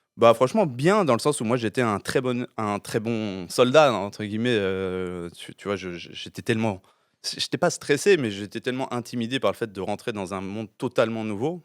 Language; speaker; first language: French; early bilingual, other home language; English